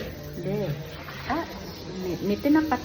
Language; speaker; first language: Japanese; non-native, learner; Filipino